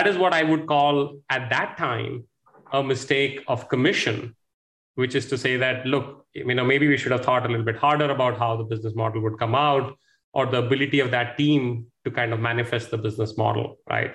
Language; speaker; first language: English; non-native, local second language; Hindi